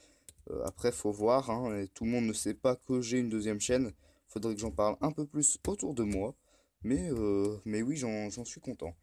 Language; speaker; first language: French; native; French